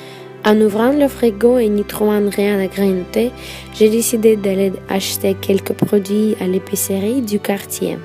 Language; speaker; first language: French; non-native, fluent; Russian